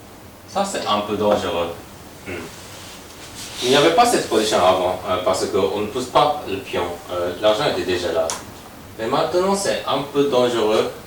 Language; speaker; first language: French; non-native, fluent; Japanese